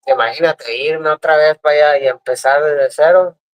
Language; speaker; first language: Spanish; early bilingual, other home language; English